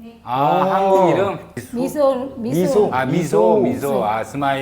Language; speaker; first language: Korean; native; Korean